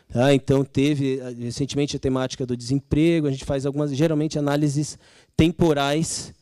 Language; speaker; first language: Portuguese; native; Portuguese